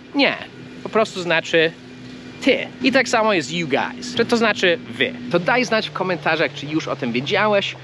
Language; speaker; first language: Polish; non-native, fluent; English